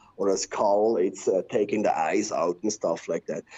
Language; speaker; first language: English; non-native, fluent; Swiss German